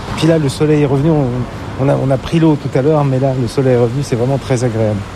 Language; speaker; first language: French; native; French